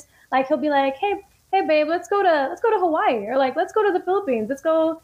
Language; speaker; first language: English; native; English